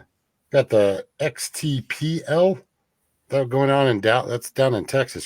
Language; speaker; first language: English; native; English